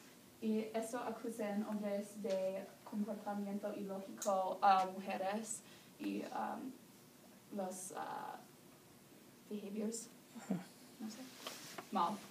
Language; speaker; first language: Spanish; non-native, learner; English